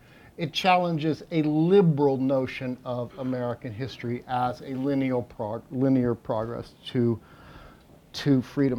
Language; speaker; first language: English; native; English